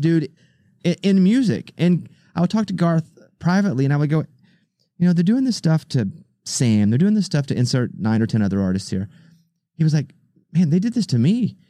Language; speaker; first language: English; native; English